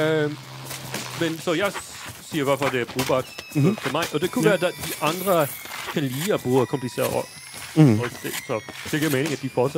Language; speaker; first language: Danish; non-native, fluent; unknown